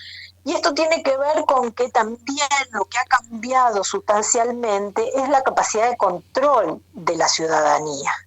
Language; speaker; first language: Spanish; native; Spanish